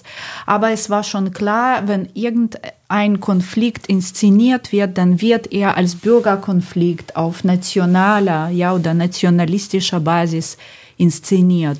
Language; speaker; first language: German; non-native, fluent; Ukrainian